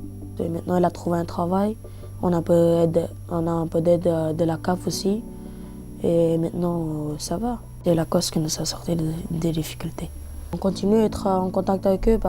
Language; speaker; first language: French; early bilingual, other home language; Bulgarian